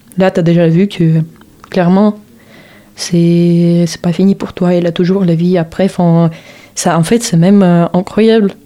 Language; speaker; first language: French; non-native, fluent; Russian